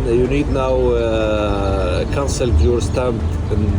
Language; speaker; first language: English; non-native, learner; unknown